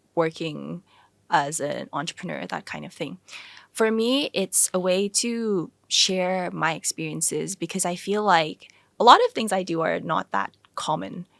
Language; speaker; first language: English; early bilingual, other home language; Thai